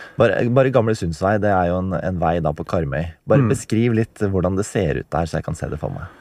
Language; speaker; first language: Norwegian; native; Norwegian